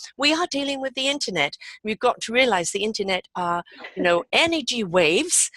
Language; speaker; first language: English; native; English